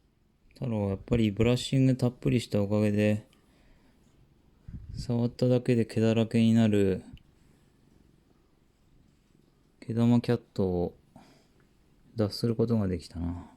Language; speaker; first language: Japanese; native; Japanese